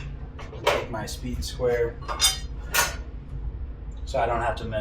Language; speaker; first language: English; native; English